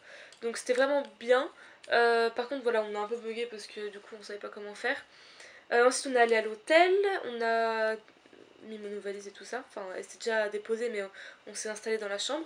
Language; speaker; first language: French; native; French